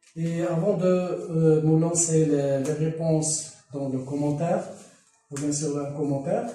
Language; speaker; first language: French; non-native, local second language; Arabic